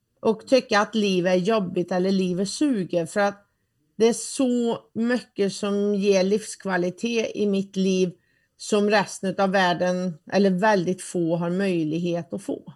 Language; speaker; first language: Swedish; native; Swedish